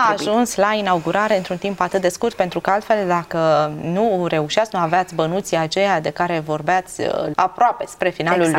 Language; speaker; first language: Romanian; native; Romanian